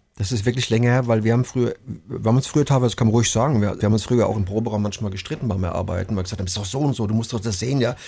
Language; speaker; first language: German; native; German